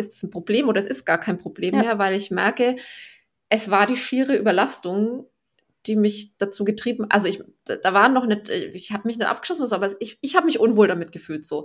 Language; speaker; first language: German; native; German